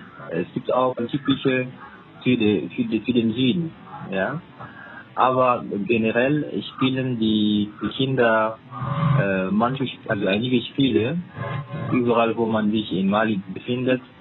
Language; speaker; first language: German; non-native, fluent; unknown